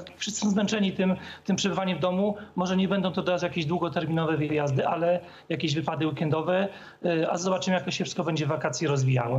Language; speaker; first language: Polish; native; Polish